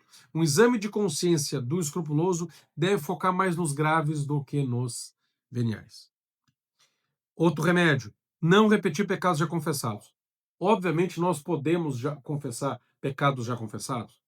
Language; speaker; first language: Portuguese; native; Portuguese